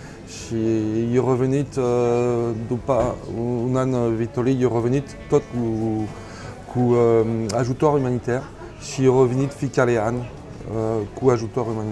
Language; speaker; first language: Romanian; non-native, learner; French